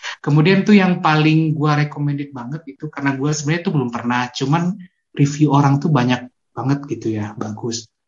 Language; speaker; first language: Indonesian; non-native, local second language; Minangkabau